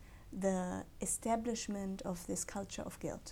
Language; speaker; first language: English; non-native, fluent; German